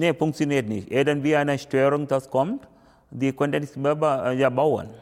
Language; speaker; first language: German; non-native, learner; Tamil